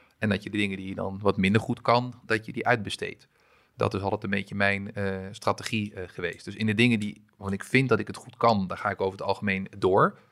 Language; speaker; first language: Dutch; early bilingual, other home language; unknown